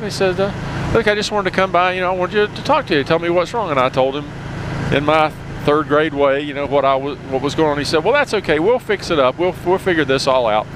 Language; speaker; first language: English; native; English